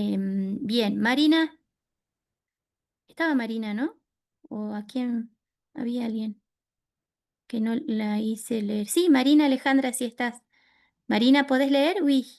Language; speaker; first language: Spanish; native; Spanish